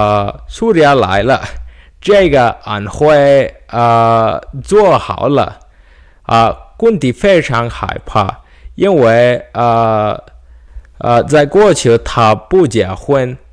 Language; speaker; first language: Chinese; non-native, learner; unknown